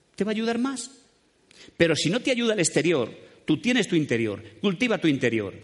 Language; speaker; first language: Spanish; native; Spanish